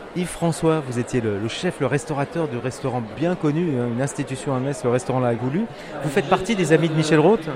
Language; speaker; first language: French; native; French